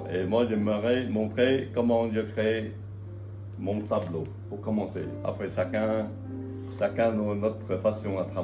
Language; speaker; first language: French; non-native, fluent; Vietnamese